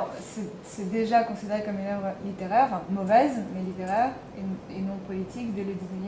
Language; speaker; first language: French; native; French